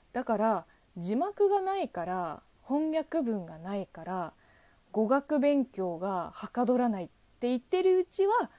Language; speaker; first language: Japanese; non-native, fluent; Chinese